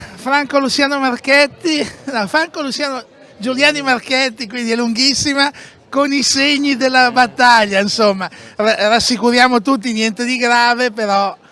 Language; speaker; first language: Italian; native; Italian